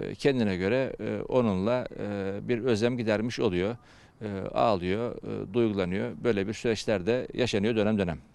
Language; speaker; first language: Turkish; native; Turkish